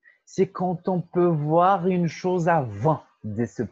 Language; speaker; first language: French; non-native, fluent; Portuguese